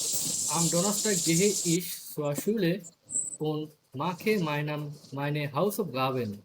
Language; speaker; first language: German; non-native, fluent; Bangla